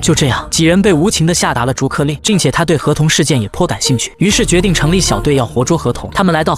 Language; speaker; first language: Chinese; native; Chinese